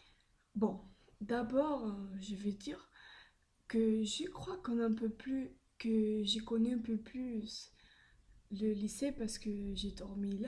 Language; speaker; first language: French; non-native, learner; Spanish